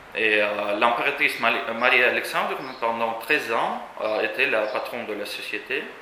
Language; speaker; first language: French; non-native, fluent; Russian